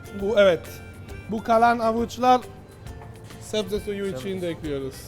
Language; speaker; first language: Turkish; non-native, fluent; Italian